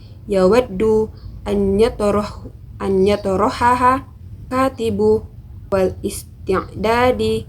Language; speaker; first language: Arabic; non-native, learner; Indonesian